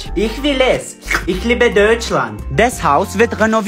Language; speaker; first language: German; non-native, learner; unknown